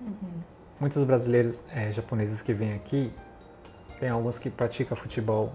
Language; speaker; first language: Portuguese; early bilingual, heritage; Japanese